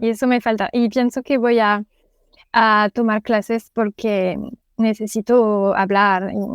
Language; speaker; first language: Spanish; non-native, fluent; French